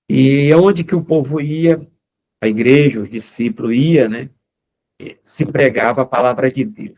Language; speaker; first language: Portuguese; native; Portuguese